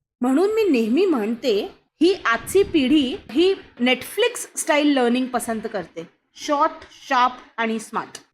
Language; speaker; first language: Marathi; non-native, local second language; Hindi